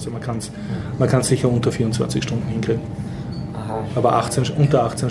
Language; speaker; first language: German; native; German